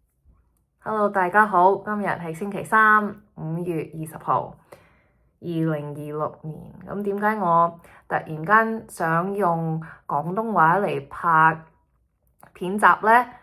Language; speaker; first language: Chinese; early bilingual, heritage; Cantonese